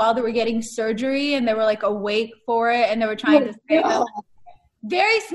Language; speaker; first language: English; non-native, fluent; Hebrew